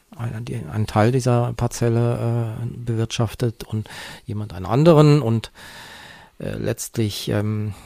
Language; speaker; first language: German; native; German